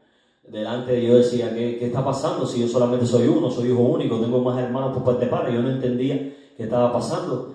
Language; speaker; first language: Spanish; native; Spanish